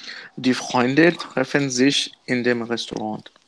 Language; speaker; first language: German; non-native, learner; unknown